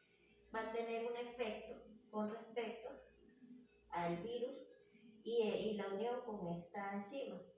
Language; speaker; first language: Spanish; native; Spanish